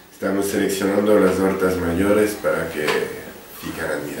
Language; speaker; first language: Spanish; non-native, learner; Portuguese